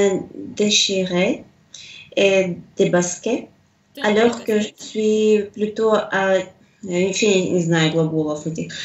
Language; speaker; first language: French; non-native, learner; Russian